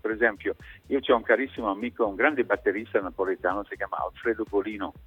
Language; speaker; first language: Italian; non-native, fluent; English